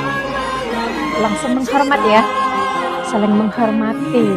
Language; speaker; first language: Indonesian; native; Indonesian